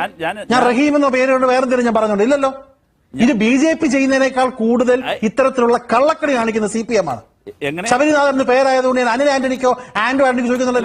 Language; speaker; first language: Malayalam; native; Malayalam